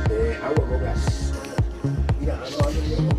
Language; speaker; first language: Spanish; native; Spanish